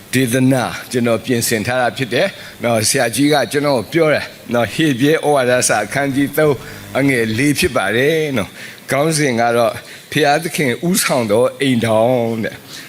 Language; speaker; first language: Burmese; non-native, local second language; S'gaw Karen